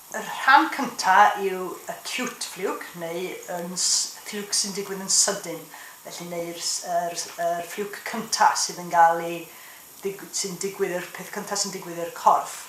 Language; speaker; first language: Welsh; native; Welsh